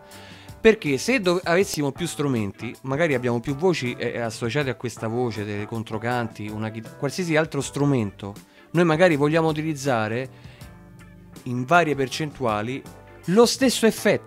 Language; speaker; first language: Italian; native; Italian